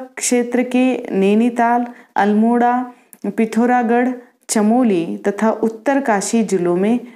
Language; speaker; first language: Hindi; non-native, local second language; Marathi